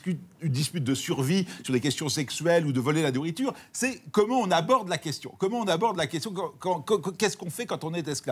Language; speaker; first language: French; native; French